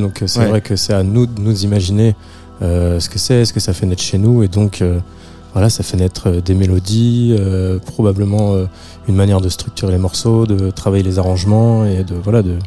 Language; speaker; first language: French; native; French